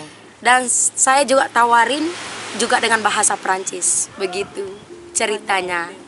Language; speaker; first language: Indonesian; non-native, local second language; Sasak